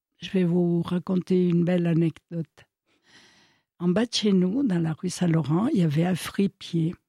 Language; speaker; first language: French; early bilingual, other home language; Italian